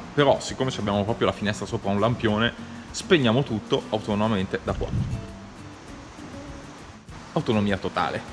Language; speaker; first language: Italian; native; Italian